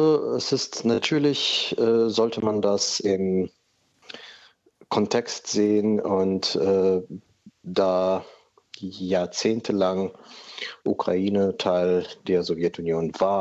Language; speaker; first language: German; non-native, fluent; Russian